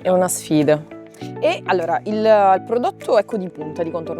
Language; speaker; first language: Italian; native; Italian